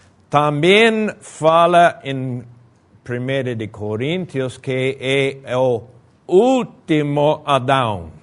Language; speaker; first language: Portuguese; non-native, fluent; Spanish